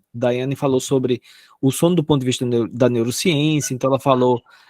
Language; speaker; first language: Portuguese; native; Portuguese